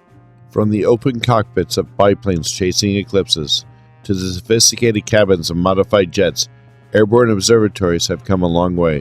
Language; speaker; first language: English; native; English